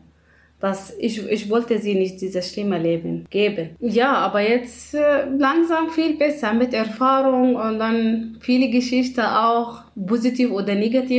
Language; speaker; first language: German; non-native, learner; Kurdish